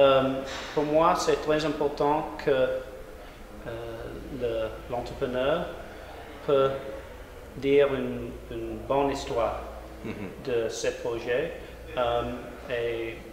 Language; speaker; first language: French; non-native, learner; English